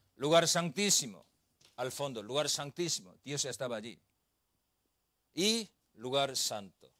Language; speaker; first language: Spanish; non-native, learner; Korean